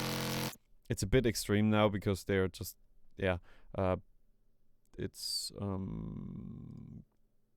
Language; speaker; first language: English; non-native, fluent; German